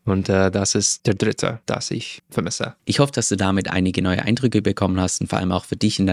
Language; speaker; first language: German; non-native, learner; English